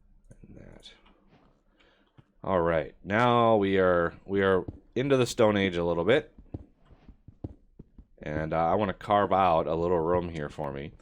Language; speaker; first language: English; native; English